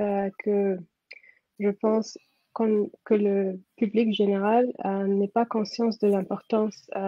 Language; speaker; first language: French; non-native, fluent; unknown